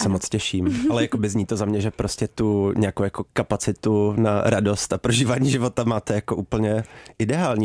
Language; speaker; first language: Czech; native; Czech